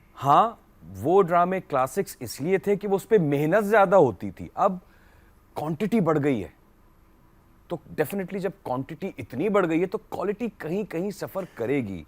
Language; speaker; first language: Urdu; native; Urdu